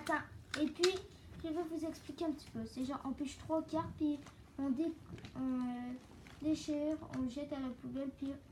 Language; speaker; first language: French; native; French